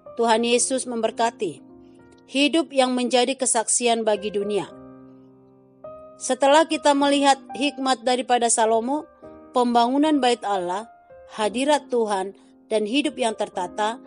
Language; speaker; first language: Indonesian; native; Indonesian